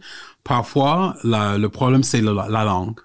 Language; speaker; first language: French; non-native, fluent; English